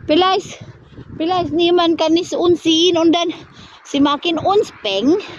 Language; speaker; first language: German; non-native, learner; Cebuano